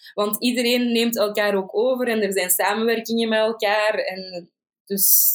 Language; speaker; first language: Dutch; native; Dutch